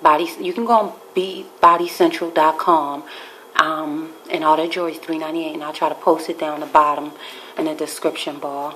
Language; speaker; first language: English; native; English